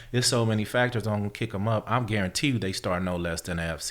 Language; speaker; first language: English; native; English